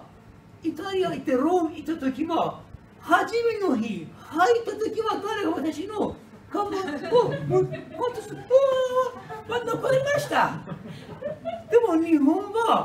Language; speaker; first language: Japanese; non-native, learner; Persian